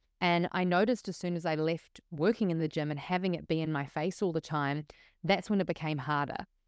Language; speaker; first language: English; native; English